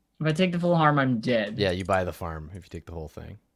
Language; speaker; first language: English; native; English